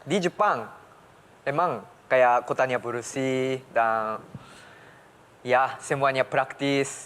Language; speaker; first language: Indonesian; early bilingual, heritage; Japanese